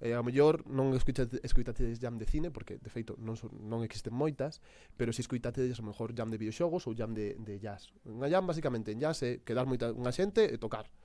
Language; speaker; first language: Galician; non-native, local second language; Spanish